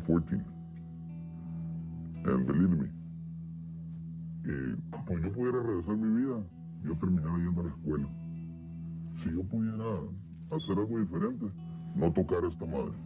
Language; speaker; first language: Spanish; native; Spanish